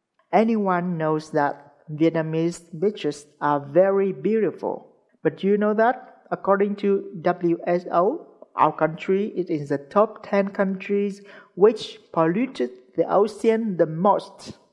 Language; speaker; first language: English; non-native, fluent; Vietnamese